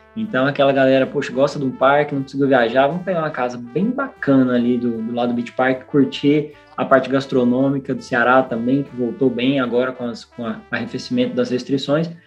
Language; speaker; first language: Portuguese; native; Portuguese